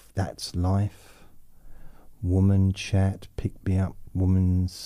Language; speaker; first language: English; native; English